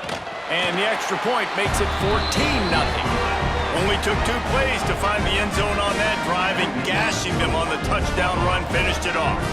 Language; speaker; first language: English; native; English